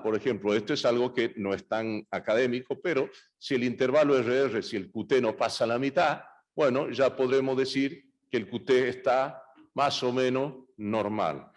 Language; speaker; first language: Spanish; native; Spanish